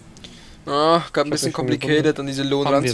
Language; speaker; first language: German; native; German